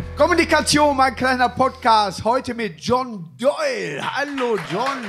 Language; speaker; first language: German; native; German